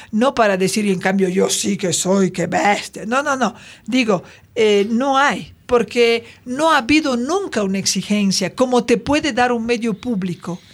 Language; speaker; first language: Spanish; non-native, fluent; Italian